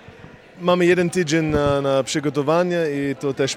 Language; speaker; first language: Polish; non-native, fluent; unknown